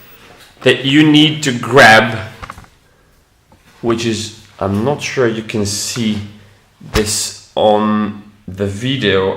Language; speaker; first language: English; non-native, fluent; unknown